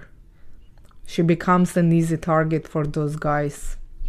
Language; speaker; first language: English; non-native, fluent; Ukrainian